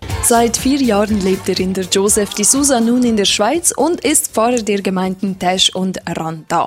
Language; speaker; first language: German; native; German